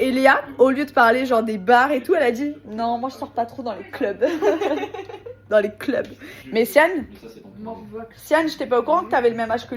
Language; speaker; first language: French; native; French